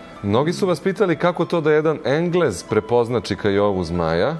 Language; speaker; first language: Croatian; native; Croatian